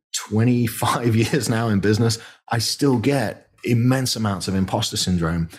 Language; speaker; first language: English; native; English